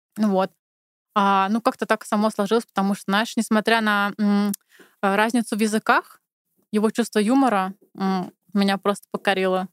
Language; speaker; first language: Russian; native; Russian